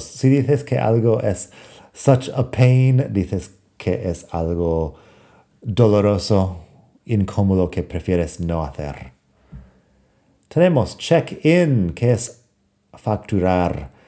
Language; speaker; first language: Spanish; non-native, fluent; English